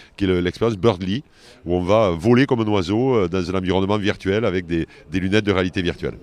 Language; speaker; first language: French; native; French